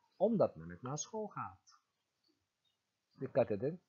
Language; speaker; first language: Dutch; non-native, fluent; Turkish